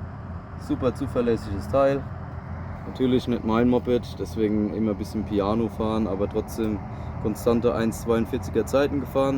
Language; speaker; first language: German; native; German